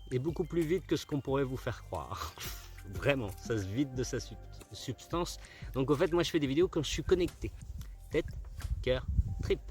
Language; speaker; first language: French; early bilingual, other home language; Spanish